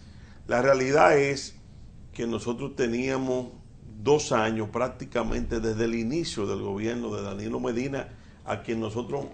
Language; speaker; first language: Spanish; native; Spanish